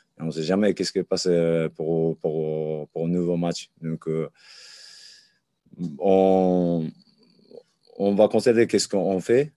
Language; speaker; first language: French; non-native, learner; Japanese